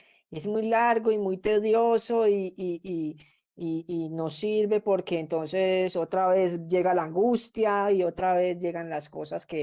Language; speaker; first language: Spanish; native; Spanish